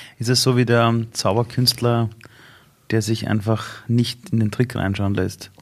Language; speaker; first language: German; early bilingual, other home language; Persian